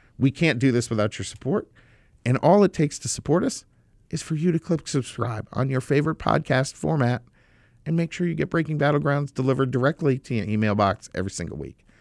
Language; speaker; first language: English; native; English